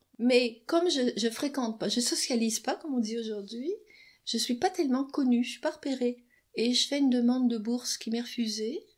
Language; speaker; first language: French; native; French